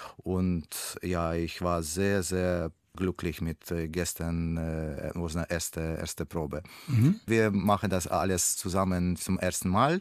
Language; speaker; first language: German; non-native, learner; Russian